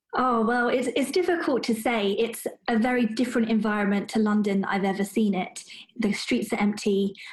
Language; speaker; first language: English; native; English